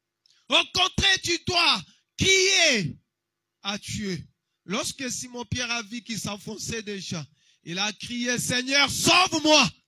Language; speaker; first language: French; non-native, local second language; Lingala